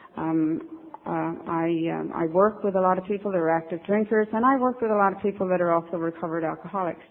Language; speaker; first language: English; native; English